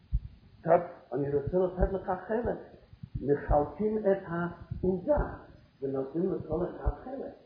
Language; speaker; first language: Hebrew; non-native, fluent; English